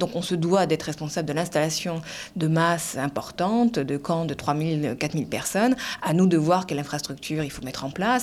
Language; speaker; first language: French; native; French